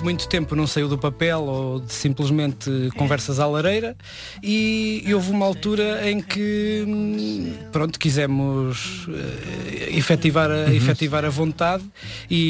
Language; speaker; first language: Portuguese; native; Portuguese